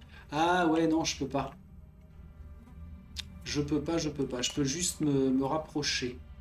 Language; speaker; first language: French; native; French